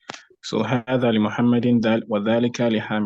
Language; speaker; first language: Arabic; non-native, fluent; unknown